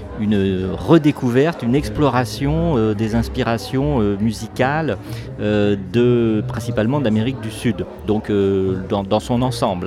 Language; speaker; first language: French; native; French